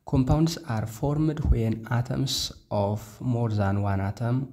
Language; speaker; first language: English; non-native, local second language; Amharic